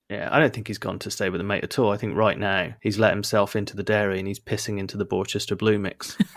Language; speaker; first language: English; native; English